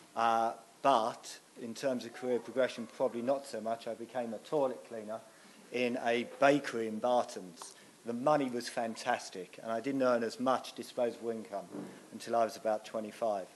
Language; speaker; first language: English; native; English